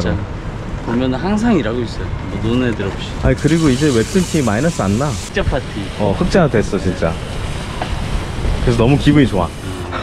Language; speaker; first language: Korean; native; Korean